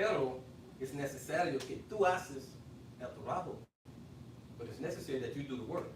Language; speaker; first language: Spanish; non-native, fluent; English